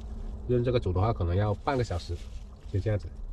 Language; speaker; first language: Chinese; native; Chinese